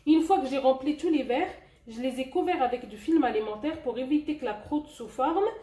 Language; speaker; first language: French; non-native, local second language; Arabic